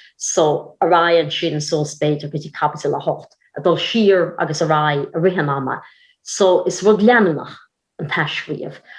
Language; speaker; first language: Irish; native; Irish